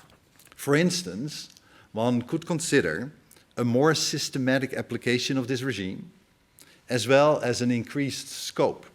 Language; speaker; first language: English; non-native, fluent; Dutch